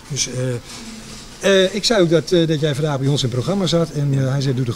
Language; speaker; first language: Dutch; native; Dutch